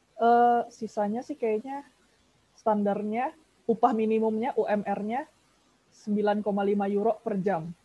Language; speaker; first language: Indonesian; native; Indonesian